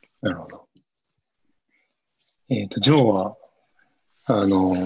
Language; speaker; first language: Japanese; non-native, learner; English